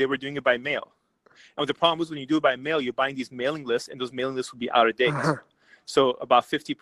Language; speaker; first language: English; early bilingual, other home language; Persian